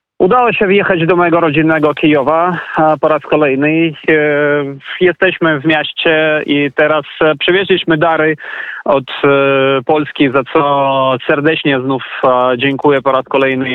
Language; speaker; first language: Polish; non-native, fluent; Ukrainian